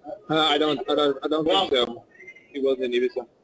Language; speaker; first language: English; non-native, fluent; German